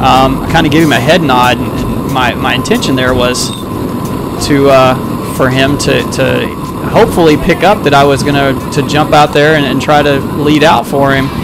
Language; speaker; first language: English; native; English